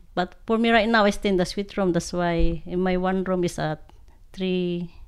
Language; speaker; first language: English; non-native, local second language; Iloko